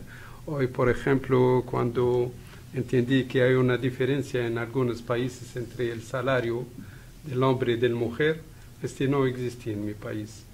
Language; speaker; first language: Spanish; non-native, fluent; Arabic